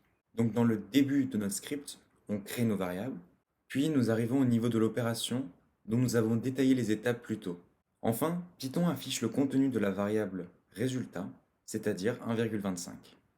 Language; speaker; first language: French; native; French